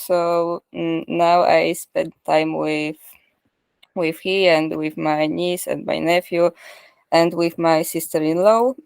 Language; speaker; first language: English; non-native, learner; Polish